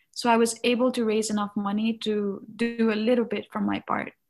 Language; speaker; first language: English; non-native, local second language; Nepali